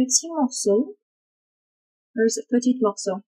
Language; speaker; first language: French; non-native, learner; English